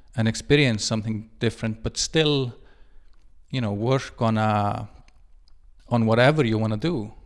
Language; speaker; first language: English; non-native, fluent; Icelandic